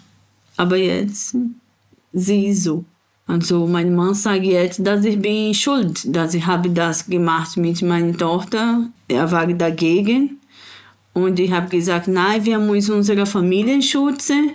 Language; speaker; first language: German; non-native, learner; Portuguese